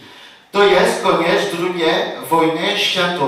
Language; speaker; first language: Polish; early bilingual, heritage; Polish